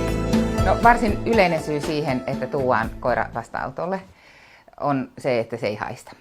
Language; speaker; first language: Finnish; native; Finnish